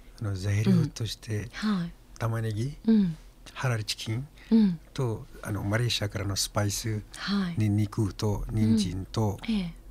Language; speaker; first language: Japanese; non-native, learner; Malay